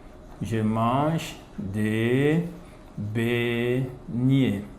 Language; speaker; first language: French; non-native, fluent; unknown